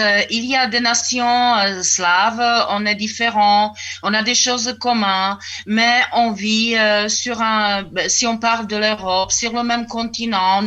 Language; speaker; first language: French; non-native, fluent; Czech